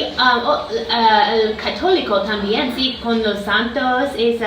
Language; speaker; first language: Spanish; non-native, learner; English